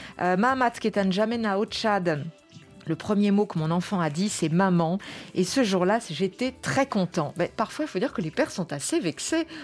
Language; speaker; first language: French; native; French